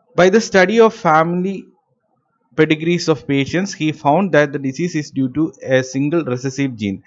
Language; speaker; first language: English; non-native, local second language; Malayalam